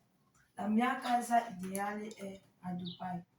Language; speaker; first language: Italian; non-native, learner; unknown